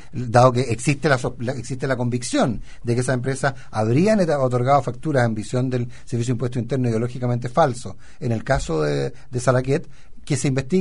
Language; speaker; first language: Spanish; native; Spanish